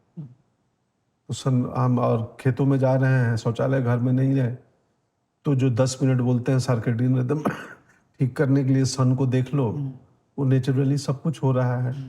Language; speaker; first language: Hindi; native; Hindi